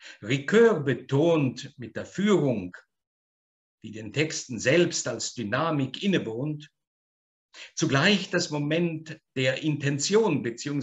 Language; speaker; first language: German; native; German